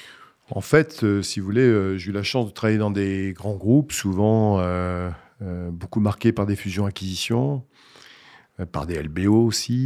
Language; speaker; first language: French; native; French